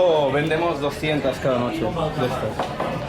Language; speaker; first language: Spanish; native; Spanish